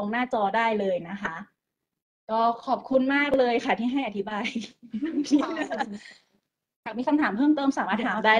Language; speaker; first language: Thai; native; Thai